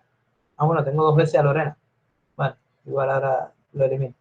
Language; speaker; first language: Spanish; native; Spanish